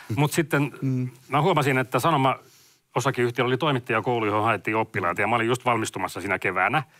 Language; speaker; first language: Finnish; native; Finnish